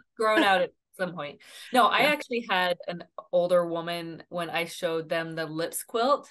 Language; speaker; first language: English; native; English